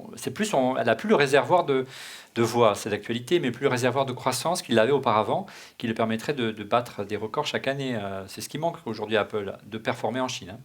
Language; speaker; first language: French; native; French